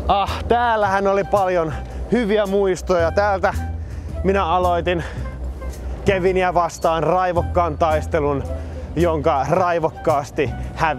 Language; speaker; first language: Finnish; native; Finnish